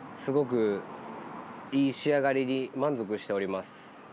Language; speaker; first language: Japanese; native; Japanese